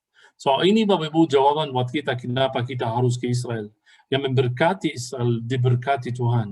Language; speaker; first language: Indonesian; non-native, fluent; Arabic